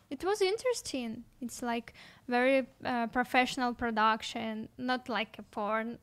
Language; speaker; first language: English; non-native, learner; Russian